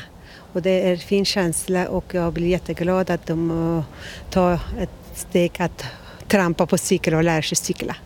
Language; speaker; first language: Swedish; non-native, learner; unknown